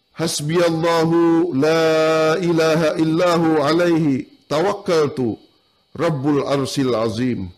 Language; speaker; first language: Indonesian; non-native, local second language; Banjar